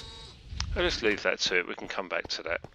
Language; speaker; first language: English; native; English